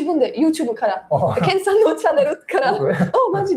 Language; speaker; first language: Japanese; non-native, learner; Slovak